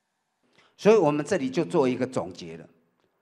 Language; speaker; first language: Chinese; native; Chinese